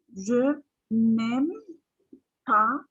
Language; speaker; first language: French; non-native, learner; Spanish